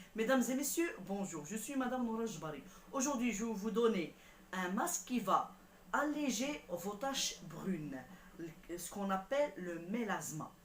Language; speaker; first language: French; non-native, local second language; Arabic